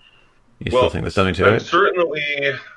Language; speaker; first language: English; native; English